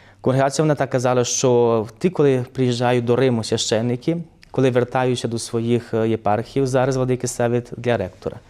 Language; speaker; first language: Ukrainian; early bilingual, heritage; Ukrainian